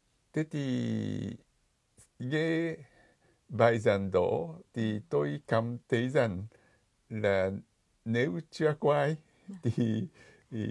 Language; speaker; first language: Vietnamese; non-native, fluent; Japanese